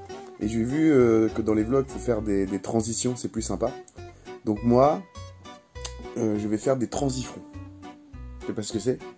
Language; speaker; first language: French; native; French